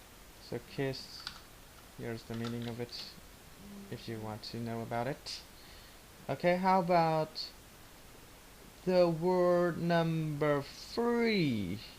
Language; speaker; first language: English; non-native, learner; Vietnamese